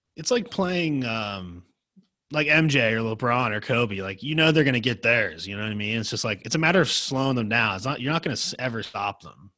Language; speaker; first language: English; native; English